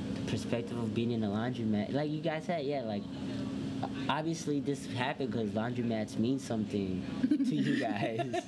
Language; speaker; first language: English; native; English